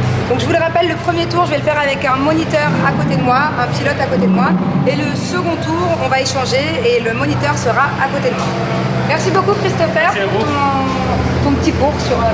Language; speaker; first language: French; native; French